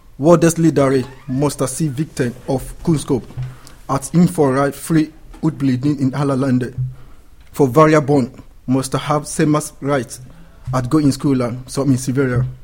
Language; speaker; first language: Swedish; non-native, learner; English